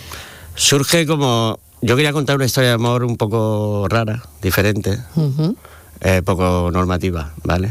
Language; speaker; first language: Spanish; native; Spanish